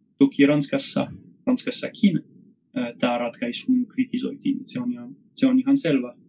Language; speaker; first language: Finnish; non-native, fluent; French